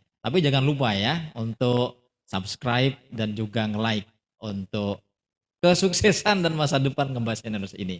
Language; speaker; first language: Indonesian; native; Indonesian